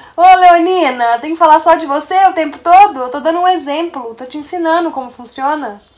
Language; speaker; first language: Portuguese; native; Portuguese